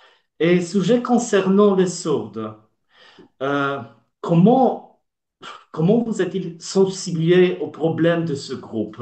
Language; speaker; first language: French; non-native, learner; Polish